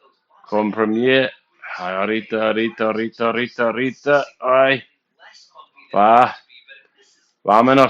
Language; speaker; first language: Spanish; non-native, learner; English